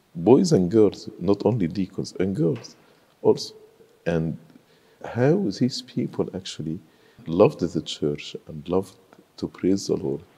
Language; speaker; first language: English; non-native, fluent; Arabic